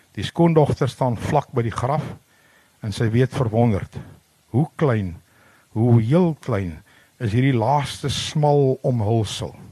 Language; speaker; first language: Afrikaans; native; Afrikaans